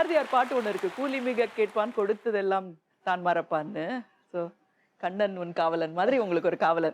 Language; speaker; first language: Tamil; native; Tamil